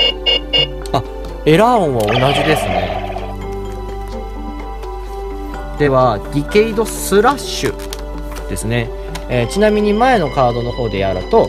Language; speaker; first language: Japanese; native; Japanese